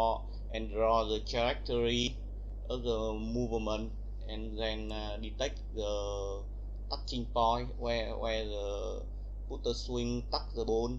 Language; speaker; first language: English; non-native, learner; Vietnamese